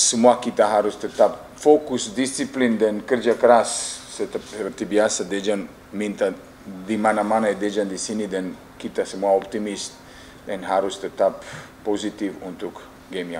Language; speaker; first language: Indonesian; non-native, fluent; English